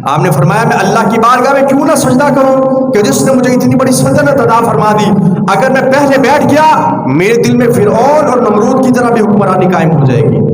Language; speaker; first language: Urdu; non-native, local second language; Punjabi